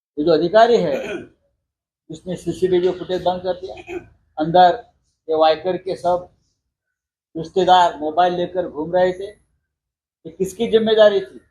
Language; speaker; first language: Hindi; non-native, local second language; Marathi